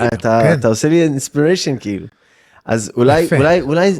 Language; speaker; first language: Hebrew; early bilingual, heritage; English